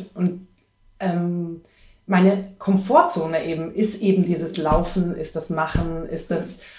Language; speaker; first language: German; native; German